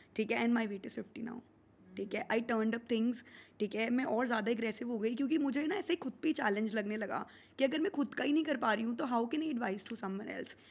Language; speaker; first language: Hindi; native; Hindi